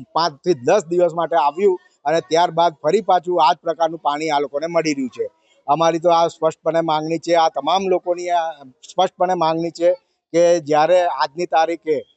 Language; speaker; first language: Gujarati; native; Gujarati